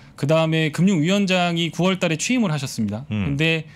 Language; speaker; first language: Korean; native; Korean